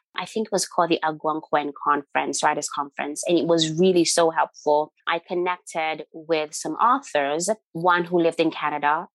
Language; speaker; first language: English; non-native, local second language; Yoruba